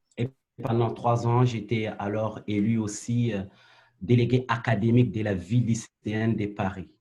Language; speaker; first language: French; non-native, local second language; Bambara